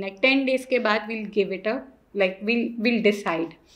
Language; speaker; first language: English; non-native, local second language; Hindi